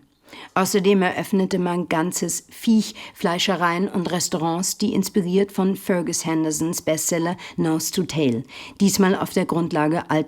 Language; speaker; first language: German; native; German